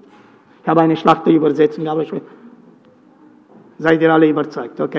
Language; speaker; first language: German; non-native, fluent; Romanian